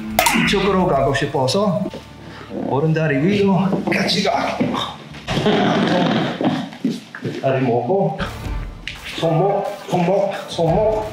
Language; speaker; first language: Korean; non-native, learner; English